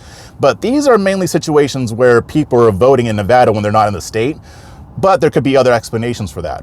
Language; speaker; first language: English; native; English